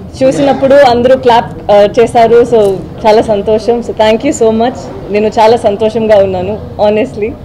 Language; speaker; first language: Telugu; non-native, learner; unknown